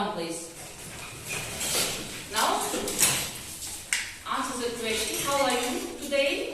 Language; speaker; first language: English; non-native, learner; Russian